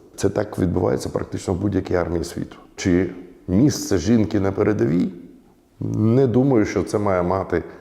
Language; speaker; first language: Ukrainian; non-native, local second language; Russian